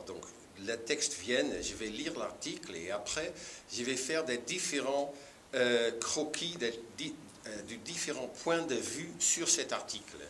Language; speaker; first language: French; non-native, learner; Dutch